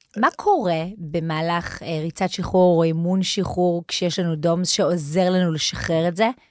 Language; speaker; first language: Hebrew; native; Hebrew